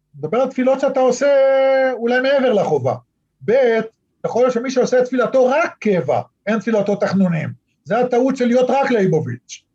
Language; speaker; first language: Hebrew; native; Hebrew